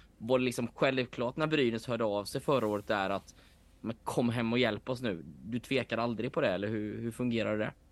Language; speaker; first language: Swedish; native; Swedish